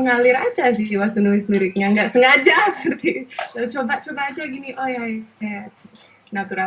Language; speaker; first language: Indonesian; non-native, local second language; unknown